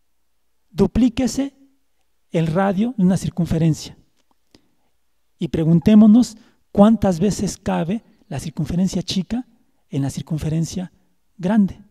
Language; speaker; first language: Spanish; native; Spanish